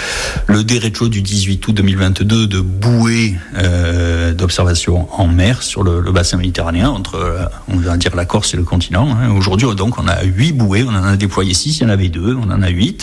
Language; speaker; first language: French; native; French